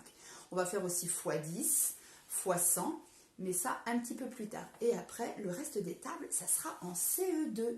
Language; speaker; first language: French; native; French